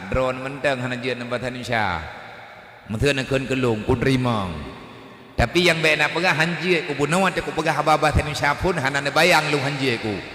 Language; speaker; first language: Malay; non-native, local second language; Achinese